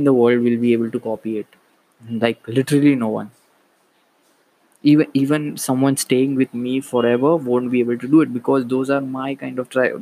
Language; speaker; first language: English; non-native, local second language; Marathi